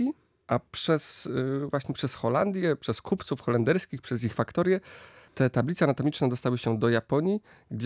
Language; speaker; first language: Polish; native; Polish